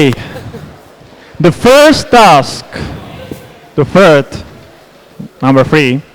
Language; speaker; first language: English; non-native, fluent; Czech